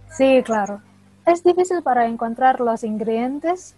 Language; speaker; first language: Spanish; non-native, learner; Indonesian